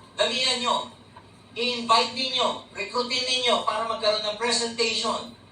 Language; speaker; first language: Filipino; native; Filipino